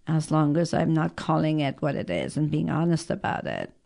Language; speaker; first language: English; early bilingual, other home language; Persian